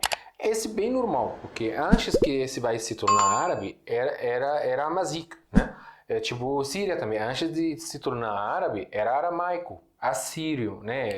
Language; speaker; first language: Portuguese; non-native, fluent; Arabic